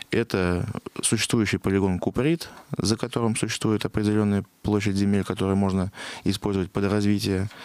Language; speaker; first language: Russian; native; Russian